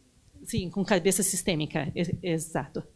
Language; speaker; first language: Spanish; non-native, learner; Portuguese